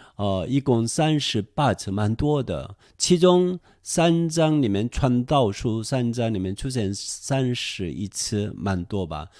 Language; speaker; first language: Chinese; non-native, fluent; Korean